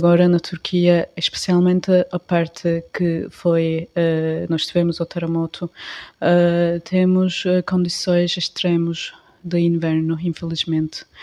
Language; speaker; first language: Portuguese; non-native, fluent; Turkish